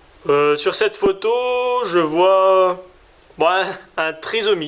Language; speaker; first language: French; native; French